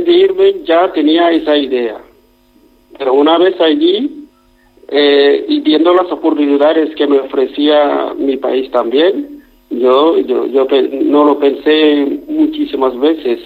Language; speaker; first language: Spanish; non-native, fluent; Wolof